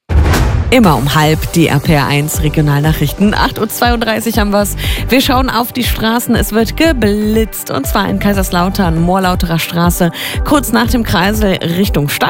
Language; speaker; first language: German; native; German